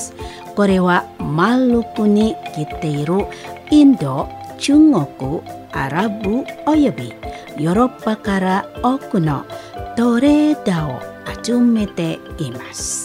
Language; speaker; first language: Japanese; non-native, fluent; Indonesian